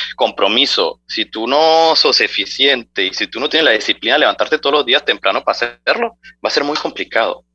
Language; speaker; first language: Spanish; early bilingual, heritage; Spanish